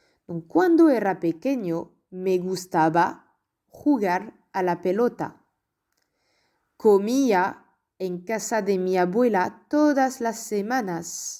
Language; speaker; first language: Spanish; non-native, fluent; French